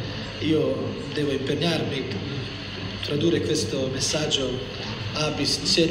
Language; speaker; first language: Italian; non-native, learner; Croatian